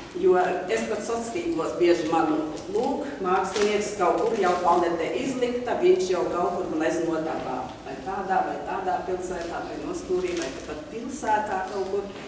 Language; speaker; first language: Latvian; native; Latvian